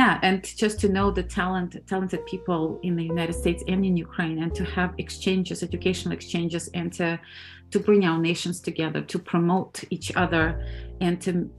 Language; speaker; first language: English; non-native, fluent; Ukrainian